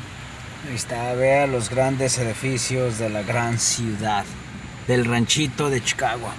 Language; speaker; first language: Spanish; native; Spanish